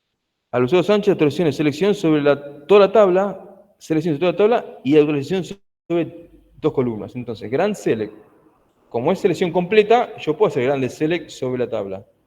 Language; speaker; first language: Spanish; native; Spanish